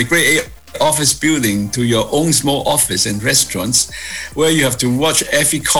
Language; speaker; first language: English; non-native, local second language; Cantonese